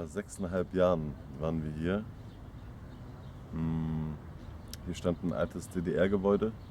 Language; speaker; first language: German; native; German